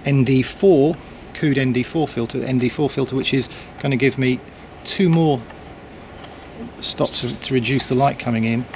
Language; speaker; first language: English; native; English